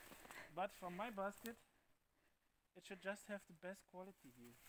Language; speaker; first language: English; non-native, learner; German